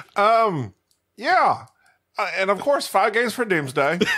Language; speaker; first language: English; early bilingual, other home language; Spanish